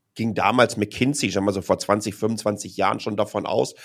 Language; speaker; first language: German; native; German